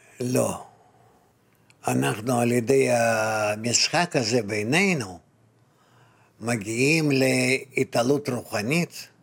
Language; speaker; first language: Hebrew; non-native, fluent; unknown